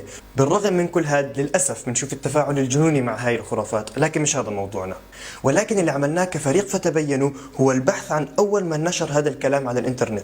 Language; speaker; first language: Arabic; native; Arabic